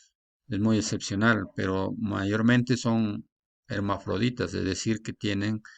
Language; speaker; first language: Spanish; native; Spanish